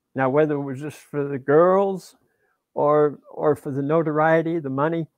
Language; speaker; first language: English; native; English